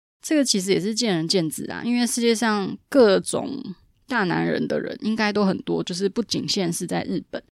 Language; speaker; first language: Chinese; native; Chinese